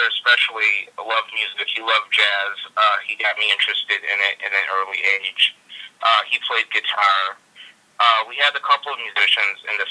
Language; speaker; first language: English; native; English